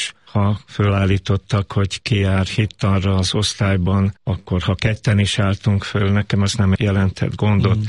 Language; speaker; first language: Hungarian; native; Hungarian